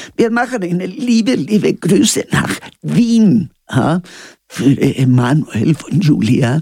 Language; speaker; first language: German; non-native, learner; Spanish